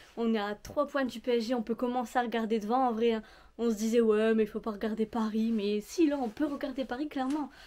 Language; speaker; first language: French; native; French